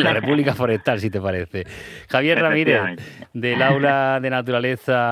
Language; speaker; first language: Spanish; native; Spanish